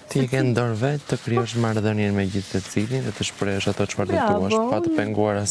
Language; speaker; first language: Albanian; native; Albanian